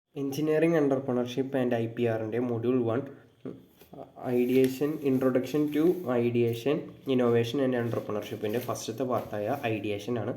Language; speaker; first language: Malayalam; native; Malayalam